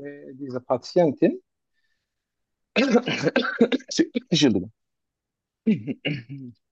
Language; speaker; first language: German; non-native, learner; Turkish